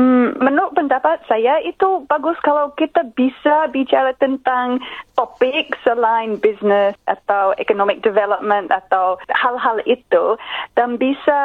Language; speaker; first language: Indonesian; non-native, fluent; English